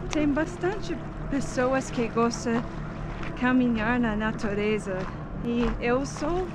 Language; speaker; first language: Portuguese; non-native, fluent; English